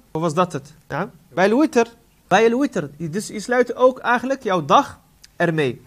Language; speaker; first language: Dutch; non-native, fluent; Arabic